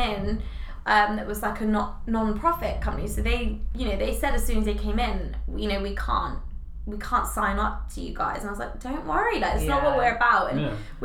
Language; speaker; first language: English; native; English